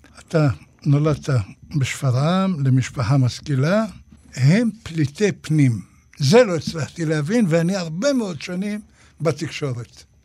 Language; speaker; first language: Hebrew; native; Hebrew